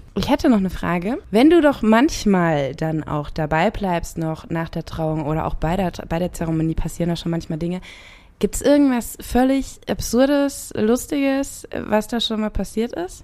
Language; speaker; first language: German; native; German